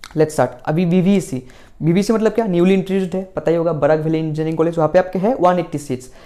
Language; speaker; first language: Hindi; non-native, local second language; Assamese